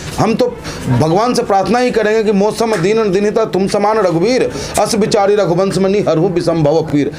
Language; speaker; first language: Hindi; native; Hindi